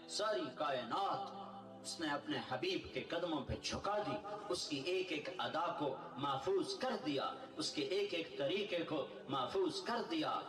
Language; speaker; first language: Urdu; non-native, local second language; Punjabi